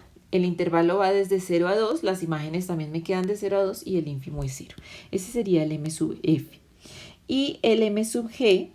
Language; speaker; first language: Spanish; native; Spanish